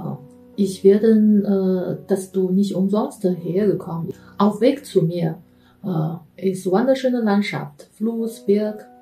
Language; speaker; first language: German; non-native, fluent; Chinese